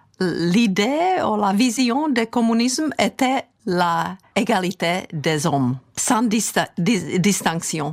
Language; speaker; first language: French; non-native, fluent; Czech